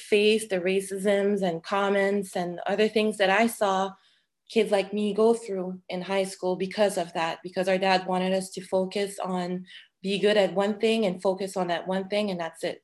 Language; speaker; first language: English; non-native, fluent; French